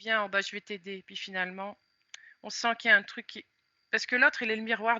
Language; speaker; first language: French; native; French